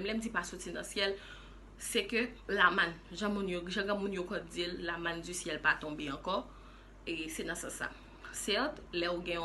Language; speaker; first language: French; non-native, local second language; Haitian Creole